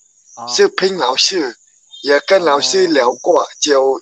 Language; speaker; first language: Chinese; non-native, learner; Khmer